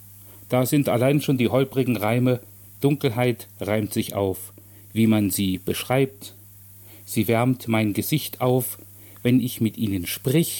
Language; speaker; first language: German; native; German